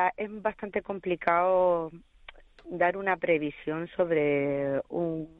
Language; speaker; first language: Spanish; native; Spanish